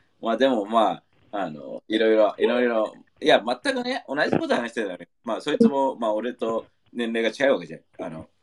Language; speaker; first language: Japanese; non-native, fluent; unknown